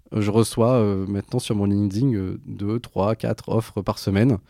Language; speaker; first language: French; native; French